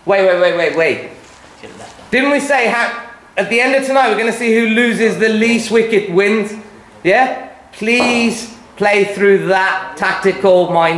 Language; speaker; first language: English; native; English